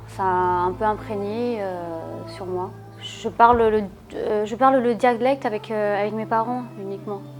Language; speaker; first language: French; early bilingual, other home language; Wu Chinese